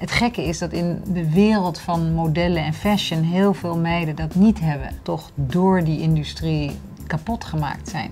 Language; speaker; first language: Dutch; native; Dutch